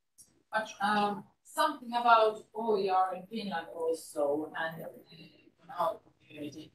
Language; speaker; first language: English; non-native, fluent; Finnish